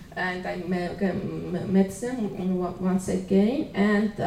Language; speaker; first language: English; non-native, fluent; Georgian